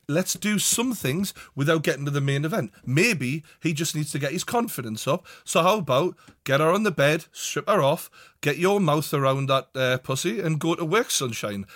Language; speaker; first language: English; native; English